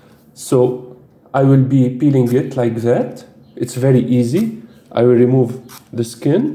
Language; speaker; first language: English; non-native, fluent; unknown